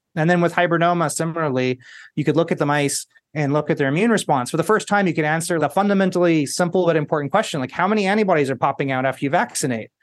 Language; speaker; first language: English; early bilingual, other home language; Spanish